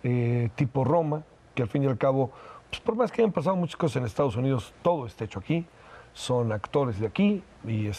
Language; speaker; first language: Spanish; native; Spanish